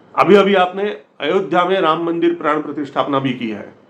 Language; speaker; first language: Hindi; non-native, local second language; Marathi